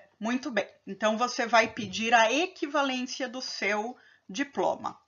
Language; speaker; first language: Portuguese; native; Portuguese